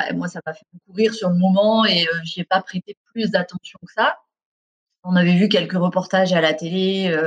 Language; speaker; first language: French; native; French